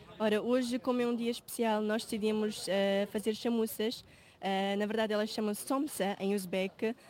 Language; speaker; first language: Portuguese; early bilingual, other home language; Uzbek